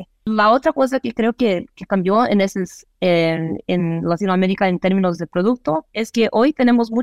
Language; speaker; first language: Spanish; non-native, fluent; Portuguese